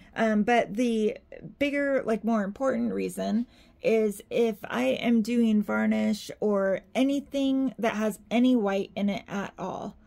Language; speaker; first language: English; native; English